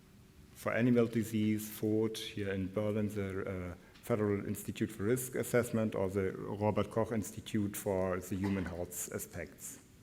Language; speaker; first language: English; non-native, fluent; German